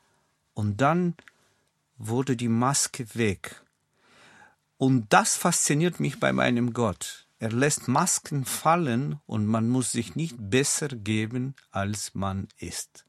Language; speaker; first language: German; non-native, fluent; Russian